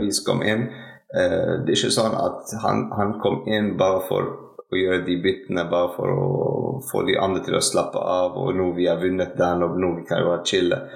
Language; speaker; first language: Norwegian; non-native, fluent; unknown